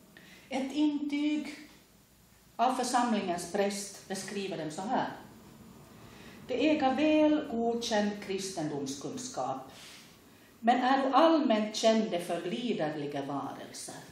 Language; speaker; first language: Swedish; native; Swedish